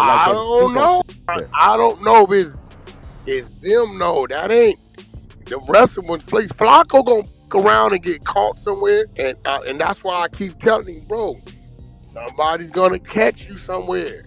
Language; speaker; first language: English; native; English